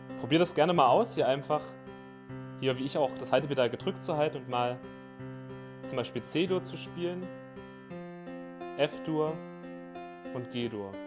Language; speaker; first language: German; native; German